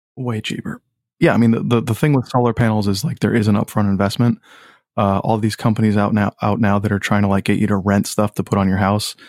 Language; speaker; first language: English; native; English